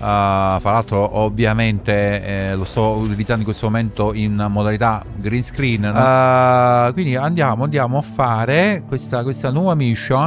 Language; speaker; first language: Italian; native; Italian